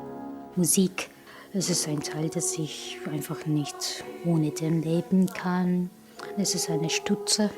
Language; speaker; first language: German; non-native, fluent; Japanese